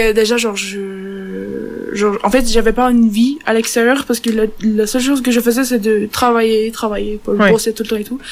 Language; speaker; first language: French; non-native, learner; Turkish